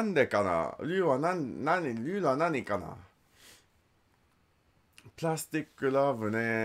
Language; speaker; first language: Japanese; non-native, learner; English